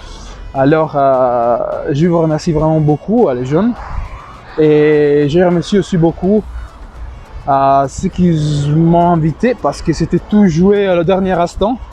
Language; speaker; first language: French; non-native, fluent; Spanish